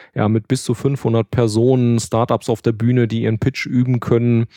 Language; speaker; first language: German; native; German